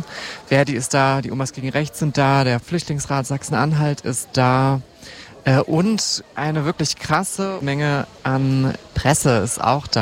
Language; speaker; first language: German; native; German